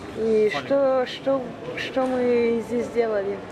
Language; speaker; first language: Russian; non-native, fluent; French